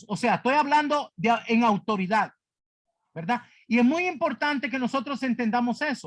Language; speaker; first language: Spanish; native; Spanish